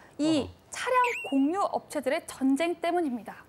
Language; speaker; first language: Korean; native; Korean